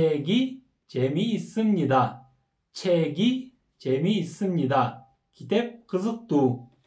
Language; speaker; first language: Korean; non-native, fluent; Kyrgyz